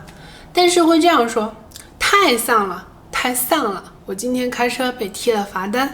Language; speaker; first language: Chinese; native; Chinese